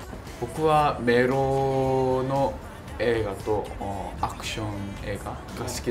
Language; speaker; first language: Japanese; non-native, learner; Korean